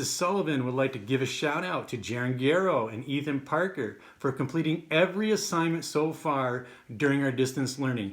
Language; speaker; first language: English; native; English